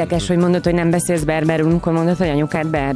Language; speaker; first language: Hungarian; native; Hungarian